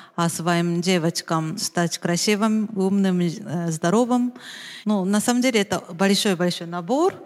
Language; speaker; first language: Russian; non-native, fluent; Japanese